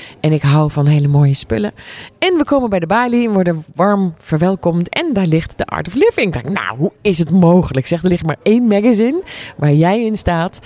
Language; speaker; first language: Dutch; native; Dutch